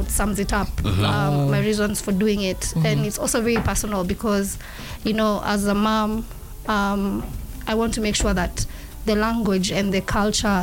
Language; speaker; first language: English; non-native, local second language; Kikuyu